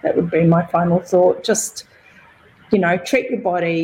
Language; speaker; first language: English; native; English